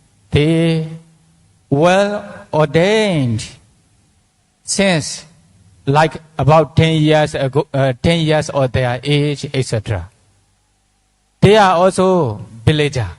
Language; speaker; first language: English; non-native, fluent; Burmese